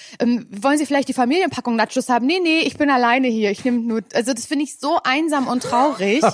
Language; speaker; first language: German; native; German